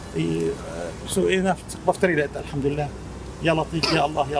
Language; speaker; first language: Russian; non-native, fluent; Arabic